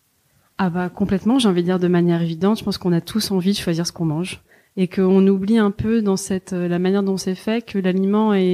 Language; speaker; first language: French; native; French